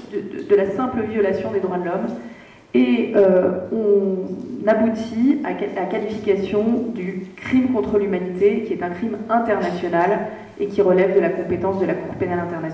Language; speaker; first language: French; native; French